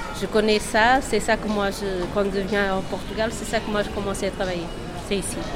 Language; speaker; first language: French; non-native, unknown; Portuguese